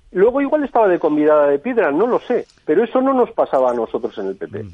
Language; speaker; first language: Spanish; native; Spanish